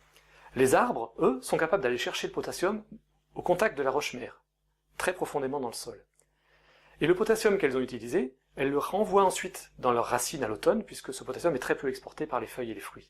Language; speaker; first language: French; native; French